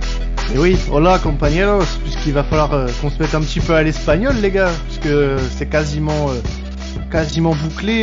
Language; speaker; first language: French; native; French